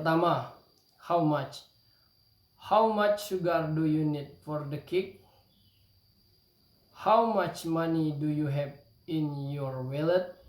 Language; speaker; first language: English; non-native, learner; Indonesian